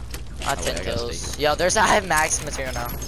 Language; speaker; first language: English; native; English